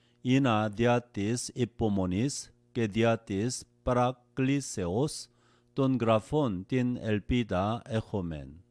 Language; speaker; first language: Greek; non-native, learner; Korean